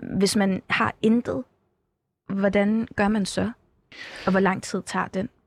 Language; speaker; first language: Danish; native; Danish